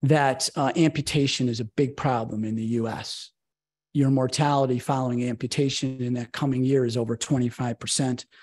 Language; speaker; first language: English; native; English